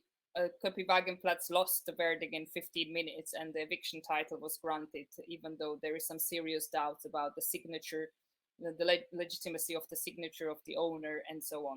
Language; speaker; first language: English; non-native, fluent; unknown